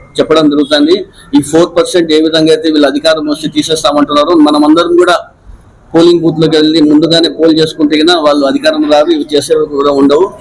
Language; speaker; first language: Telugu; non-native, local second language; Urdu